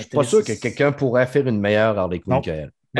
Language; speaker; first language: French; native; French